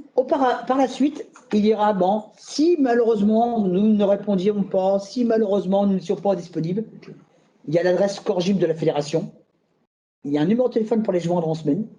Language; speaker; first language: French; native; French